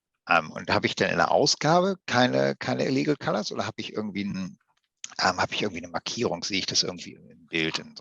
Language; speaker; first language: German; native; German